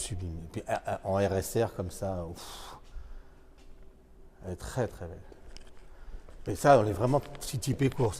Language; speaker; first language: French; native; French